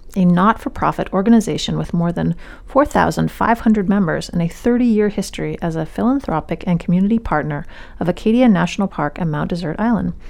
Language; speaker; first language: English; native; English